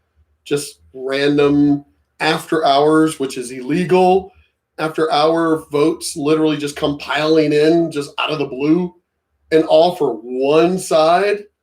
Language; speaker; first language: English; native; English